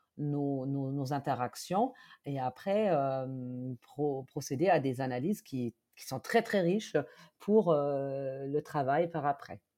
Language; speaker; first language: French; non-native, fluent; German